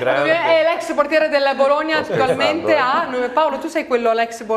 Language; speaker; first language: Italian; native; Italian